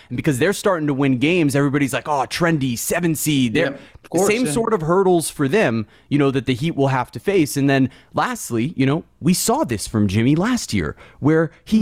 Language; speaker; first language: English; native; English